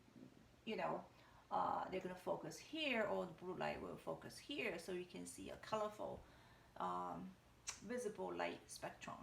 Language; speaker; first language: English; non-native, fluent; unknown